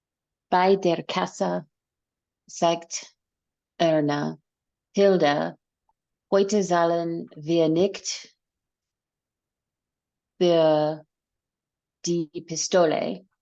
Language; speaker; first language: German; non-native, learner; English